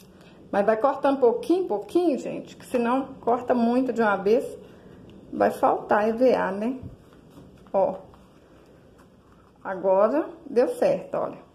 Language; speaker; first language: Portuguese; native; Portuguese